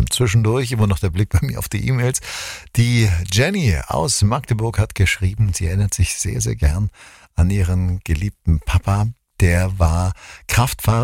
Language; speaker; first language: German; native; German